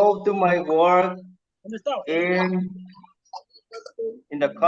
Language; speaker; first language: English; non-native, learner; Spanish